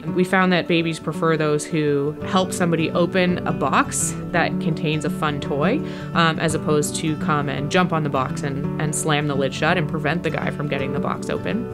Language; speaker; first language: English; native; English